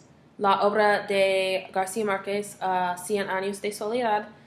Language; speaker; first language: Spanish; non-native, learner; English